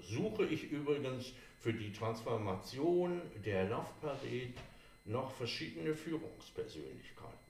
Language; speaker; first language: German; native; German